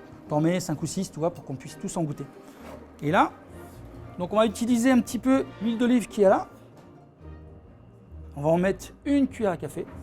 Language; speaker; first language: French; native; French